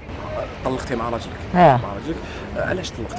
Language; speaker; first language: Arabic; native; Arabic